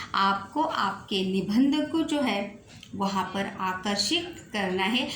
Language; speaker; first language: Hindi; non-native, local second language; Marathi